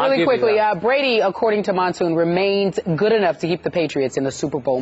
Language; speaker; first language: English; native; English